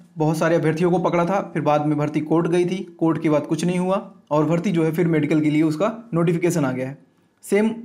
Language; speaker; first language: Hindi; native; Hindi